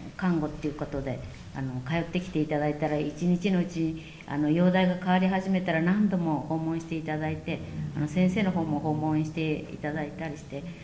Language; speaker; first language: Japanese; native; Japanese